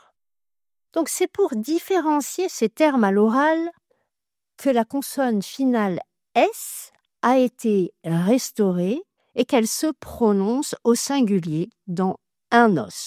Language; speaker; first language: French; native; French